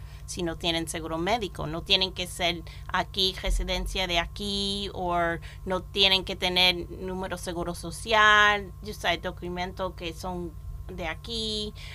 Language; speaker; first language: Spanish; native; Spanish